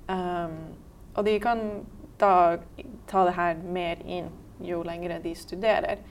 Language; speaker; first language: Norwegian; native; Norwegian